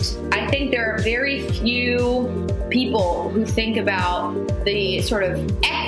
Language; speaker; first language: English; native; English